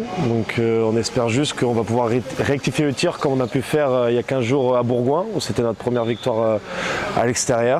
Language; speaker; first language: French; native; French